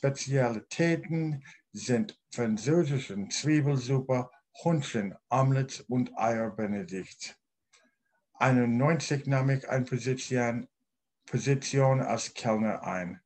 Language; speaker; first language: German; non-native, learner; English